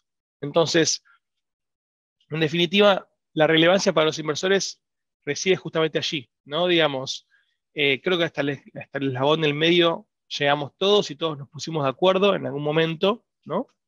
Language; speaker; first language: Spanish; native; Spanish